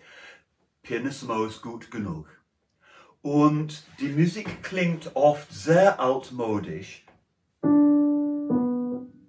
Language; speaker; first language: German; non-native, learner; English